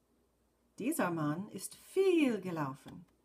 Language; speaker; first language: German; non-native, fluent; English